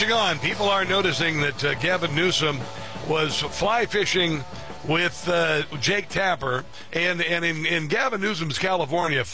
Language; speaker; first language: English; native; English